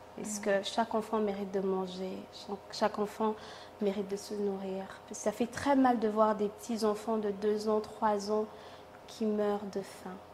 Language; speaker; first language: French; non-native, local second language; Swahili